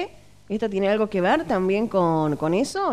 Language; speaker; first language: Spanish; native; Spanish